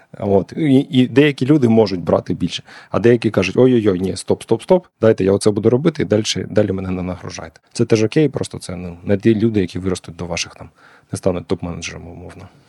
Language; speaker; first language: Ukrainian; non-native, local second language; Russian